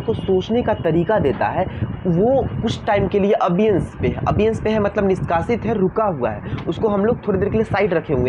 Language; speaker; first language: Hindi; native; Hindi